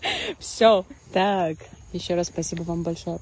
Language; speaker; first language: Russian; non-native, local second language; Tajik